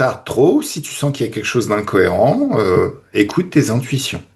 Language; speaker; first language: French; native; French